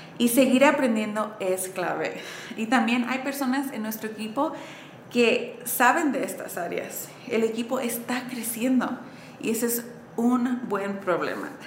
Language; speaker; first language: Spanish; early bilingual, heritage; Spanish